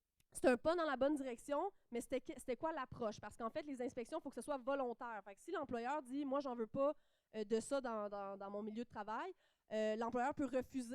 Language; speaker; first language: French; native; French